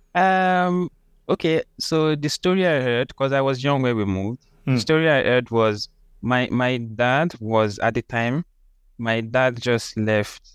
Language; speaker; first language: English; non-native, local second language; Yoruba